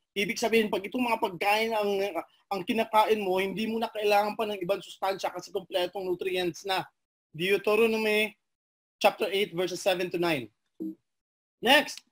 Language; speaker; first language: Filipino; non-native, local second language; Cebuano